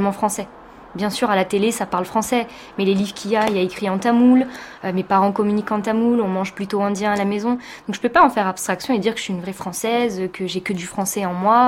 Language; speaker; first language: French; early bilingual, other home language; Tamil